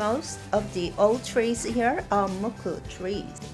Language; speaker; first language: English; non-native, fluent; Korean